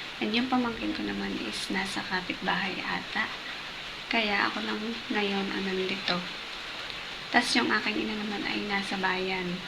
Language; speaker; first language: Filipino; native; Filipino